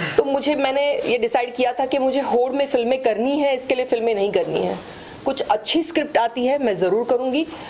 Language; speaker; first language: Hindi; non-native, local second language; Kannada